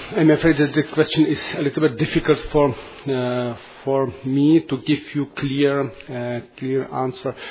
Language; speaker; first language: English; non-native, fluent; Czech